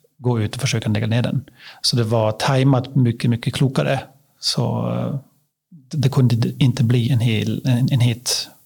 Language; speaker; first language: Swedish; non-native, learner; German